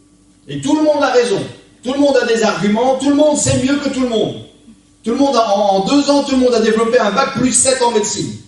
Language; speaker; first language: French; native; French